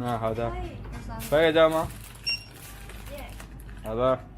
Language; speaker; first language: Chinese; non-native, learner; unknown